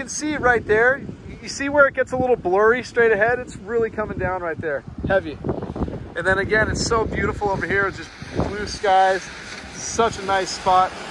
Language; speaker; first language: English; native; English